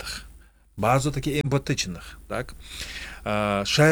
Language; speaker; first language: Polish; non-native, fluent; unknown